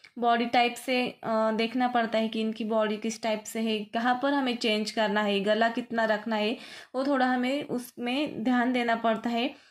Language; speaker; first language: Hindi; non-native, local second language; Marathi